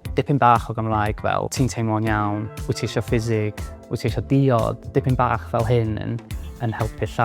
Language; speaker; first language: Welsh; non-native, local second language; English